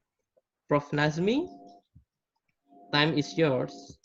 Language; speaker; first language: English; non-native, fluent; Indonesian